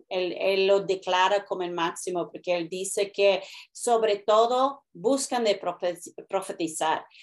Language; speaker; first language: Spanish; early bilingual, heritage; Spanish